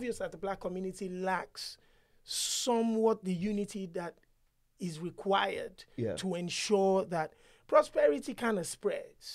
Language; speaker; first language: English; non-native, local second language; Yoruba